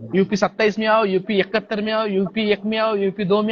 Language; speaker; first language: Hindi; non-native, local second language; Marathi